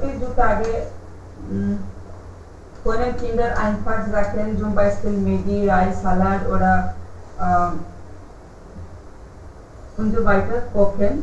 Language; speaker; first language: German; non-native, learner; Hindi